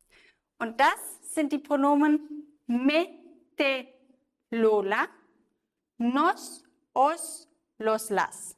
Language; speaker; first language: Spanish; non-native, fluent; German